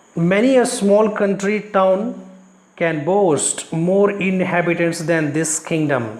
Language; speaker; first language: English; non-native, local second language; Kannada